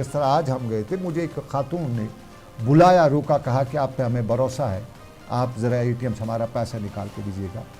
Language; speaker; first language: Urdu; non-native, local second language; Kashmiri